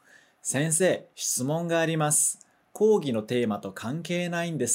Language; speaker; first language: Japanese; non-native, fluent; Portuguese